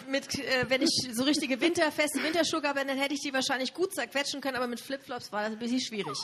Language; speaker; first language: German; native; German